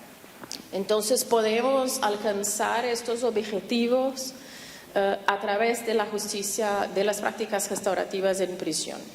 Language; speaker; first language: Spanish; non-native, fluent; Portuguese